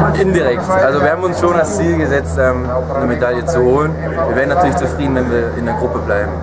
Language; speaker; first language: German; non-native, fluent; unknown